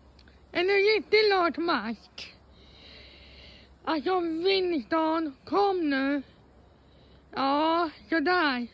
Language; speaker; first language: Swedish; non-native, fluent; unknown